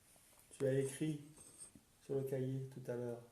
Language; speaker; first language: French; native; French